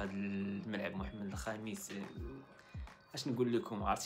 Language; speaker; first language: Arabic; native; Arabic